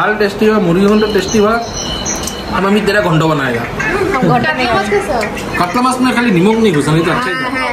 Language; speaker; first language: Hindi; non-native, local second language; Bangla